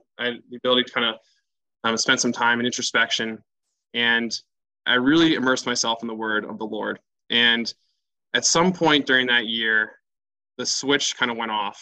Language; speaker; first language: English; native; English